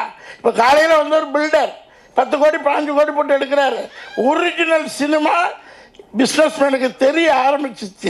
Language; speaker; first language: Tamil; native; Tamil